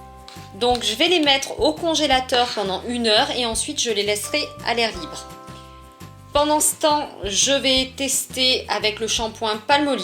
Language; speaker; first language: French; native; French